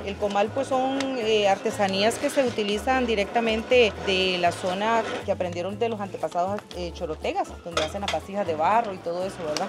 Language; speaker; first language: Spanish; native; Spanish